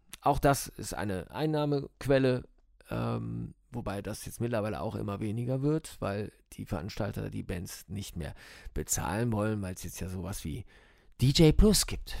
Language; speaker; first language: German; native; German